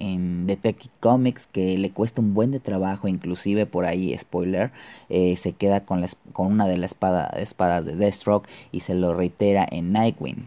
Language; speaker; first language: Spanish; native; Spanish